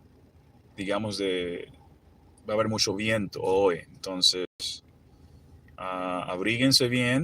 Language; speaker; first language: Spanish; early bilingual, heritage; Spanish